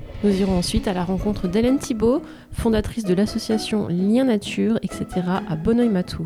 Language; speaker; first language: French; native; French